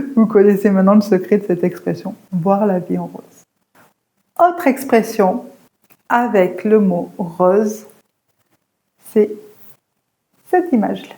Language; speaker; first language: French; native; French